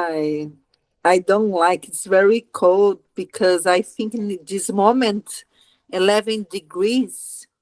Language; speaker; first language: English; non-native, learner; Portuguese